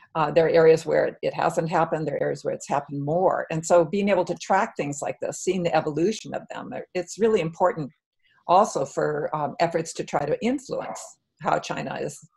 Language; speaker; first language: English; native; English